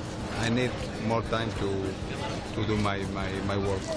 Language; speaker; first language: English; non-native, learner; Spanish